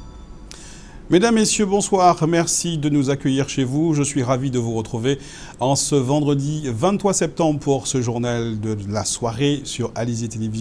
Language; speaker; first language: French; native; French